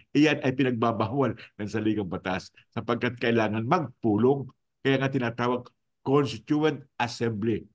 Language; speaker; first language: Filipino; non-native, local second language; Bikol